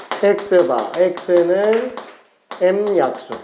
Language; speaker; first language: Korean; native; Korean